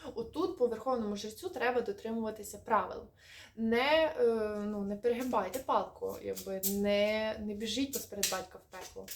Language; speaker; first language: Ukrainian; non-native, local second language; Russian